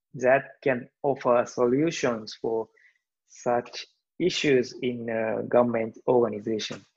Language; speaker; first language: English; non-native, learner; Japanese